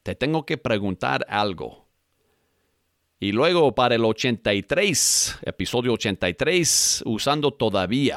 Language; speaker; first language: Spanish; non-native, fluent; English